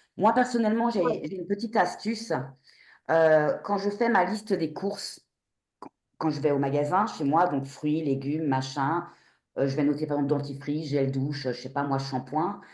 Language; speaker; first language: French; native; French